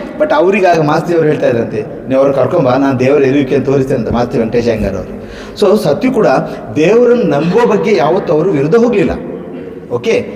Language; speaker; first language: Kannada; non-native, local second language; Tulu